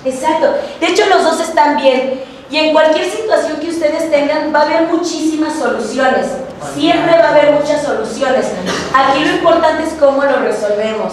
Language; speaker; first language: Spanish; native; Spanish